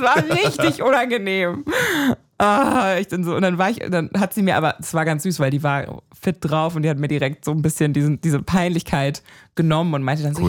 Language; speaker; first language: German; native; German